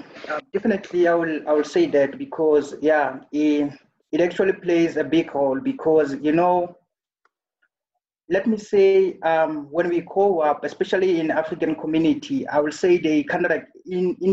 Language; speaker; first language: English; non-native, local second language; Southern Sotho